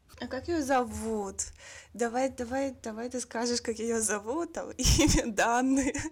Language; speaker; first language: Russian; native; Russian